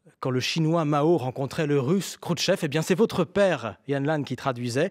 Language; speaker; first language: French; native; French